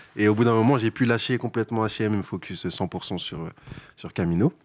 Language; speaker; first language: French; native; French